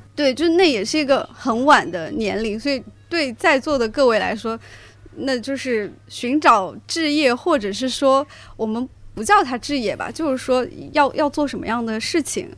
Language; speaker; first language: Chinese; native; Chinese